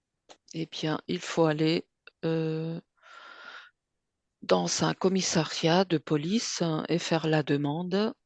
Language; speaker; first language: French; non-native, fluent; Spanish